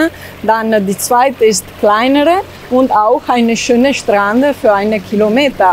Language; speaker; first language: German; non-native, learner; Italian